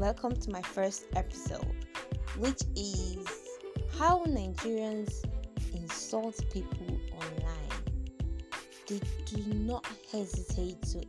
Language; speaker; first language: English; non-native, local second language; Yoruba